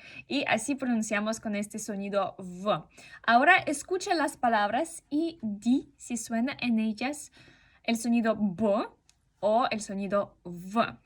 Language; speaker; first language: Spanish; non-native, fluent; Russian